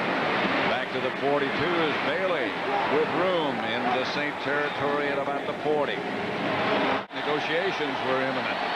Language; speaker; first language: English; native; English